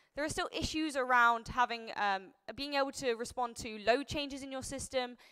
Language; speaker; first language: English; native; English